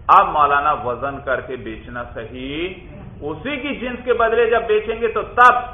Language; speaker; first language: Urdu; native; Urdu